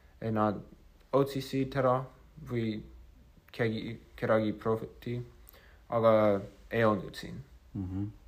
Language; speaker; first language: Estonian; non-native, fluent; English